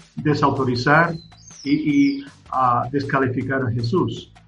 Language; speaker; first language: Spanish; non-native, fluent; English